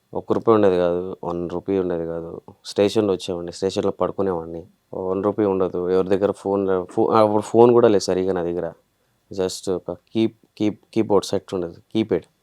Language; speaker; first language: Telugu; native; Telugu